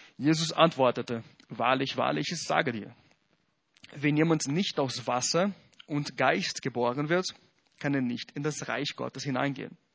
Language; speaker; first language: German; non-native, fluent; Portuguese